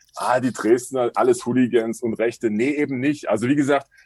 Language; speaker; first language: German; native; German